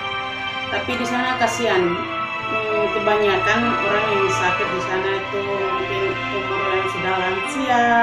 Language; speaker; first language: Indonesian; non-native, local second language; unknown